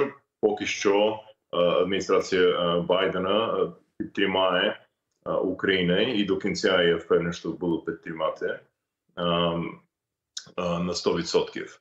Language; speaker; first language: Ukrainian; non-native, fluent; English